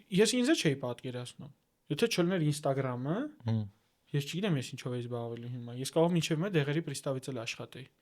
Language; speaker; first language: Armenian; native; Armenian